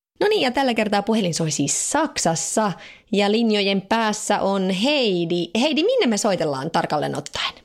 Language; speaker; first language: Finnish; native; Finnish